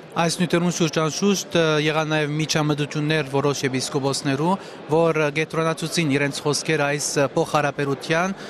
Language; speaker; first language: Armenian; native; Armenian